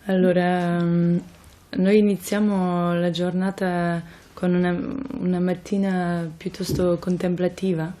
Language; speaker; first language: Italian; non-native, fluent; French